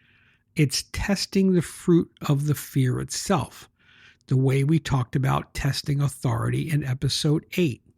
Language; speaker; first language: English; native; English